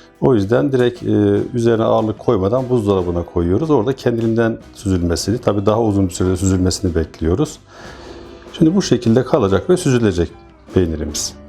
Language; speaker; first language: Turkish; native; Turkish